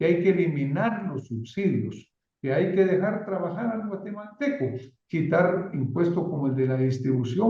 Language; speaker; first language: Spanish; native; Spanish